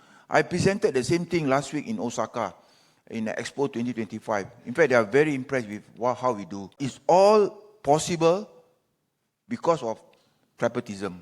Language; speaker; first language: English; non-native, local second language; Malay